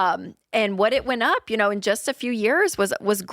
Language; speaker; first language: English; native; English